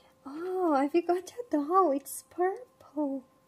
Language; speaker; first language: English; non-native, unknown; Portuguese